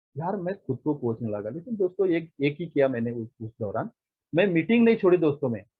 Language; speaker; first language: Hindi; non-native, local second language; Marathi